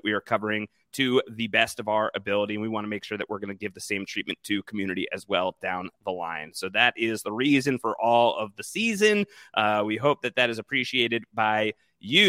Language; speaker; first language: English; native; English